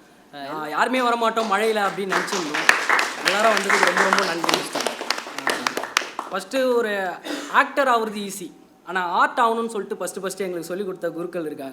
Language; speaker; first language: Tamil; native; Tamil